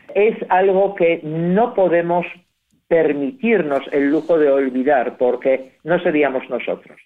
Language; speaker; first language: Spanish; non-native, fluent; Polish